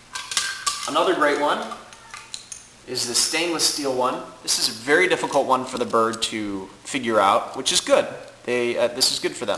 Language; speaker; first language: English; native; English